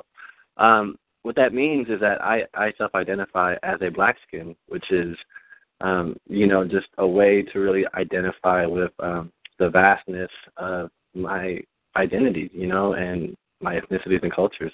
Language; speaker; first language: English; early bilingual, other home language; Spanish